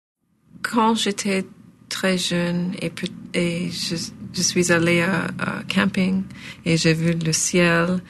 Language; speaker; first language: French; non-native, local second language; English